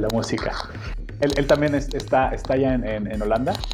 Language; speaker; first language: Spanish; native; Spanish